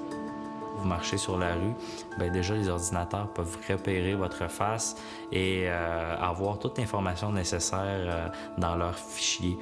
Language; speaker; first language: French; non-native, fluent; Uyghur